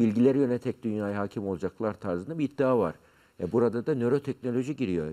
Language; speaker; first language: Turkish; native; Turkish